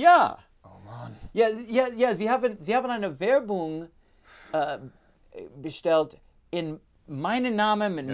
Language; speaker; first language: German; non-native, learner; English